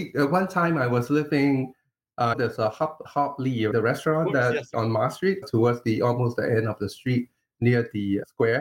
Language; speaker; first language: English; non-native, local second language; Cantonese